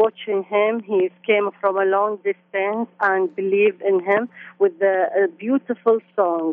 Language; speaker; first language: English; non-native, learner; Arabic